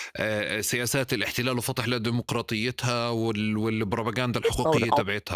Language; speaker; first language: Arabic; native; Arabic